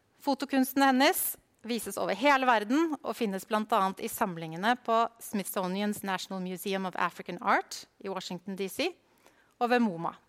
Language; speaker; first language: Norwegian; native; Norwegian